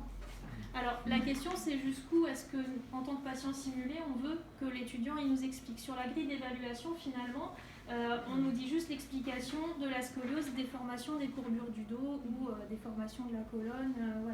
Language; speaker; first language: French; native; French